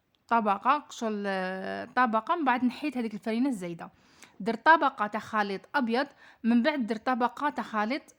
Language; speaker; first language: Arabic; native; Arabic